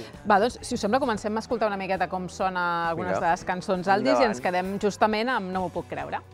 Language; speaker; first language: Catalan; native; Catalan